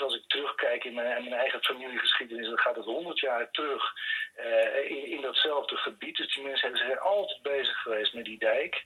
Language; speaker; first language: Dutch; native; Dutch